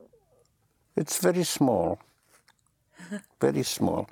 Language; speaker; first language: English; non-native, fluent; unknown